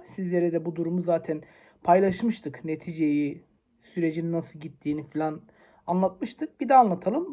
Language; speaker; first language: Turkish; native; Turkish